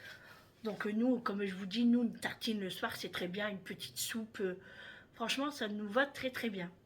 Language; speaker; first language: French; native; French